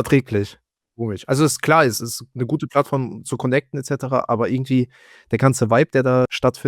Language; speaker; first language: German; native; German